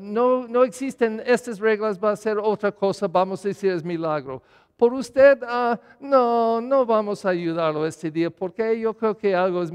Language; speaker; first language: Spanish; non-native, learner; English